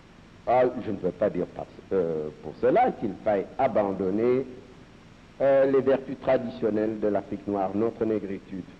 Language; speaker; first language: French; non-native, local second language; Serer